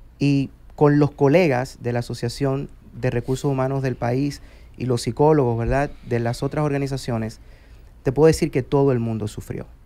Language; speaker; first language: Spanish; native; Spanish